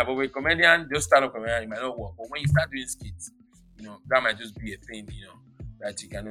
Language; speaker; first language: English; non-native, local second language; Yoruba